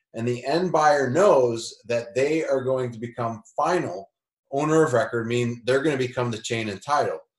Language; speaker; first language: English; native; English